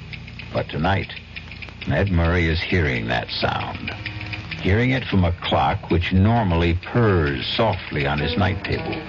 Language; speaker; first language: English; native; English